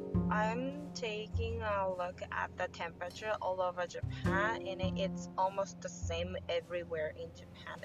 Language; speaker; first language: English; non-native, fluent; Japanese